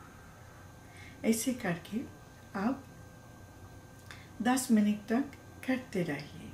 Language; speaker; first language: Hindi; non-native, learner; Bangla